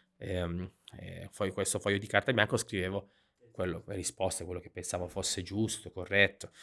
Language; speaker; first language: Italian; native; Italian